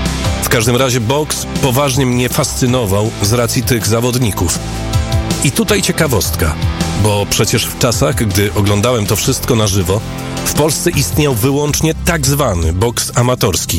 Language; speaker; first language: Polish; native; Polish